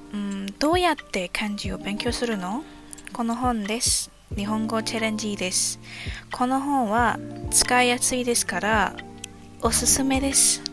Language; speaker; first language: Japanese; non-native, learner; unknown